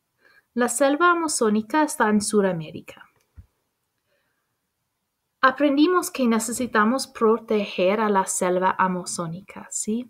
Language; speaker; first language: Spanish; non-native, fluent; English